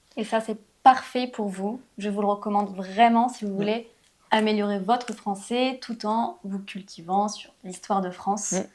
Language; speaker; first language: French; native; French